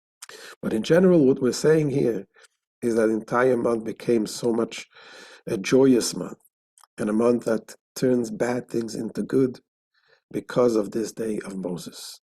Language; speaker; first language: English; non-native, fluent; Hebrew